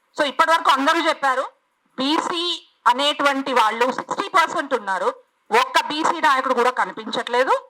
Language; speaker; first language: Telugu; native; Telugu